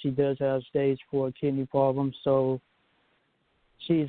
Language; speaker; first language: English; native; English